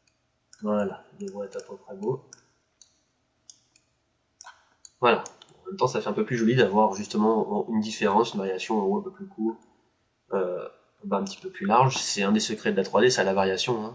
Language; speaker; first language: French; native; French